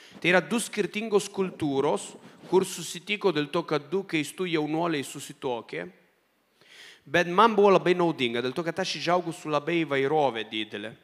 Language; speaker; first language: Lithuanian; non-native, fluent; Italian